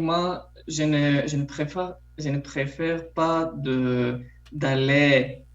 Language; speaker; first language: French; non-native, fluent; Polish